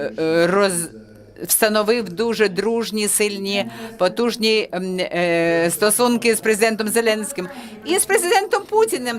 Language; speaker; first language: Ukrainian; non-native, fluent; French